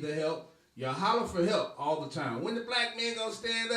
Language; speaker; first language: English; native; English